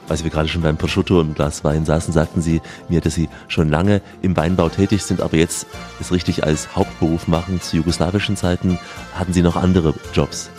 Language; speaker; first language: German; native; German